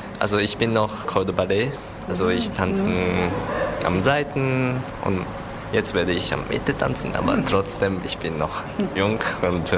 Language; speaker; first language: German; non-native, learner; Japanese